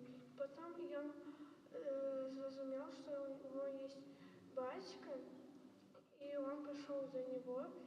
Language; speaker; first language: Russian; non-native, local second language; Belarusian